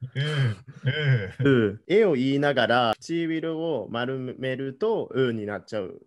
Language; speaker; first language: Japanese; non-native, fluent; German